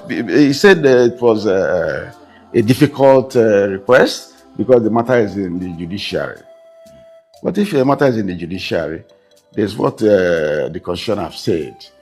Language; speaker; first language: English; non-native, local second language; Igbo